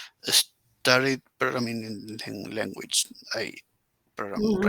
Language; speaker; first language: English; non-native, learner; Spanish